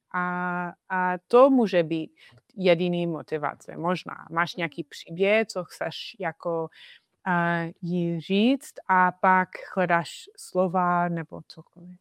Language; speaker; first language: Czech; non-native, fluent; English